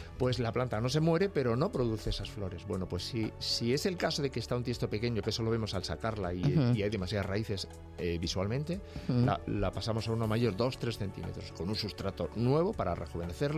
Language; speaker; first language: Spanish; native; Spanish